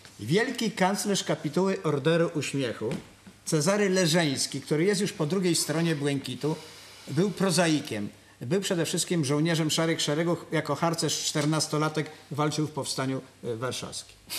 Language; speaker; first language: Polish; native; Polish